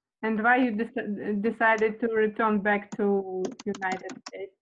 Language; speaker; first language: English; non-native, learner; Russian